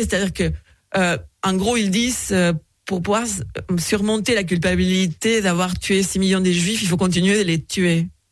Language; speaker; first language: French; non-native, fluent; Spanish